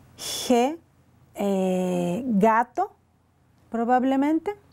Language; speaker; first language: French; non-native, fluent; Spanish